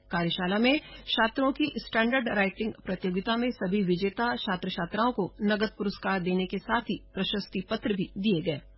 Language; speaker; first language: Hindi; native; Hindi